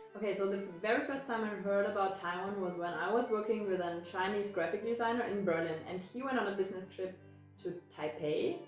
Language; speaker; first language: English; non-native, fluent; German